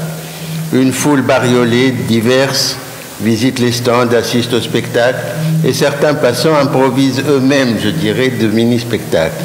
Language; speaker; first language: French; non-native, local second language; Arabic